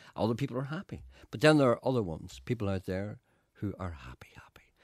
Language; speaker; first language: English; native; English